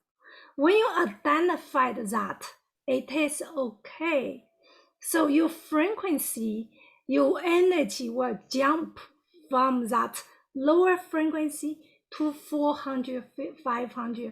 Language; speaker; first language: English; non-native, fluent; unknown